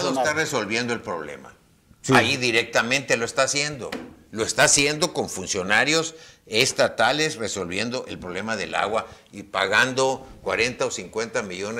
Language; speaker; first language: Spanish; native; Spanish